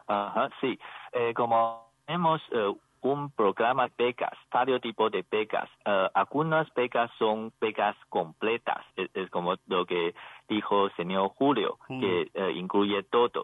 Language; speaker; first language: Spanish; non-native, learner; Chinese